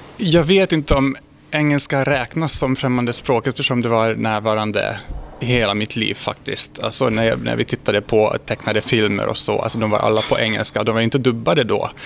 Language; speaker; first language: Swedish; non-native, fluent; Hungarian